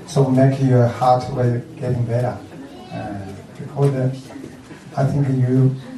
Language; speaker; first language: English; non-native, learner; Chinese